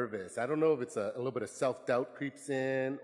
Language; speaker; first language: English; native; English